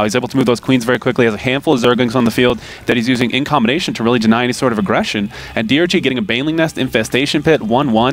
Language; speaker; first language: English; native; English